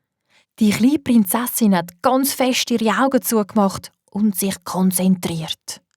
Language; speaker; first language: German; native; German